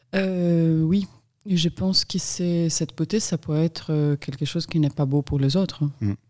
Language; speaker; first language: French; non-native, fluent; Portuguese